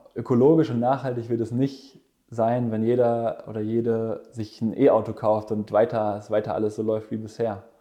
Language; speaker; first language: German; native; German